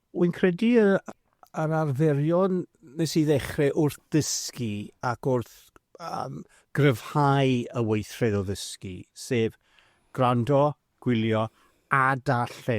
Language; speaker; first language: Welsh; non-native, fluent; English